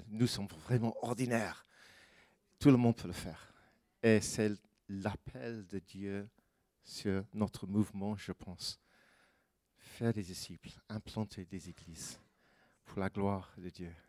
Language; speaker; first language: French; non-native, fluent; English